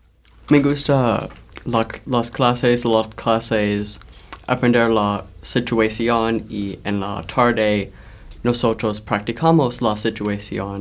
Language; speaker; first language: Spanish; non-native, learner; English